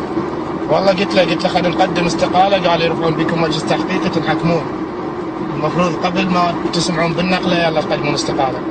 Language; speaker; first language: Arabic; native; Arabic